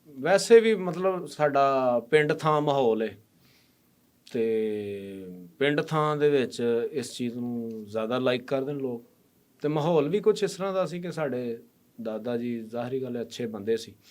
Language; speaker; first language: Punjabi; native; Punjabi